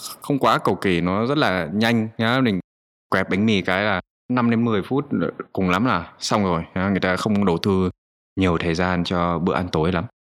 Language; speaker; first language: Vietnamese; native; Vietnamese